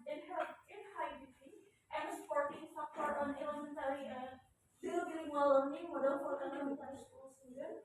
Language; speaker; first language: English; non-native, learner; Indonesian